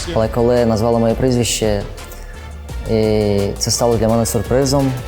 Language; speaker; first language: Ukrainian; early bilingual, other home language; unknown